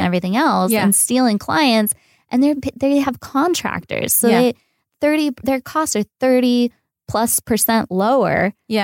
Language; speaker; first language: English; native; English